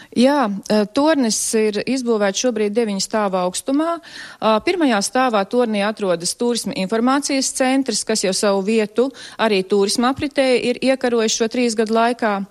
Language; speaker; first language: Latvian; native; Latvian